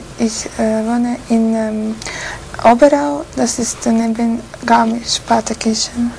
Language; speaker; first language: German; non-native, learner; Croatian